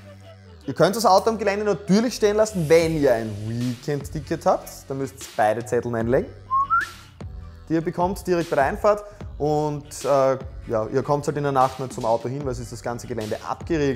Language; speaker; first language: German; native; German